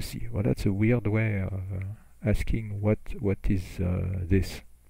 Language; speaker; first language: English; non-native, fluent; French